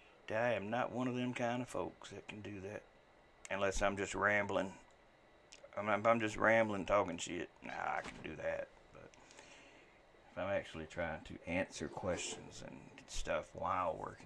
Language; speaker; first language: English; native; English